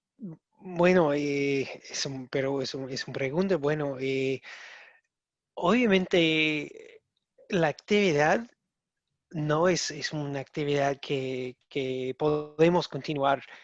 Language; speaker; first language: Spanish; non-native, learner; English